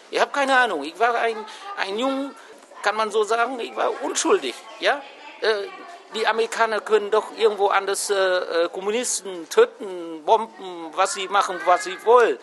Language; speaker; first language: German; non-native, fluent; Vietnamese